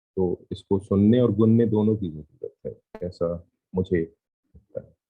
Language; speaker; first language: Hindi; native; Hindi